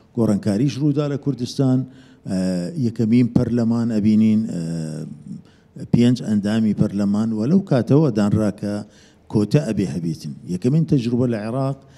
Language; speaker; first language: Central Kurdish; non-native, local second language; Assyrian Neo-Aramaic